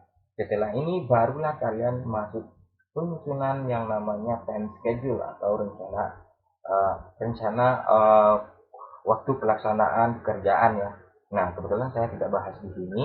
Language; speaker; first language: Indonesian; native; Indonesian